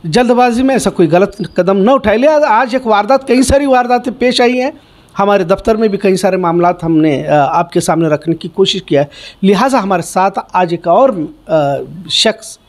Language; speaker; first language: Hindi; non-native, local second language; Urdu